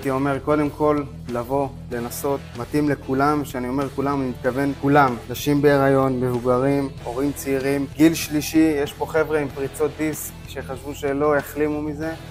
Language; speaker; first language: Hebrew; native; Hebrew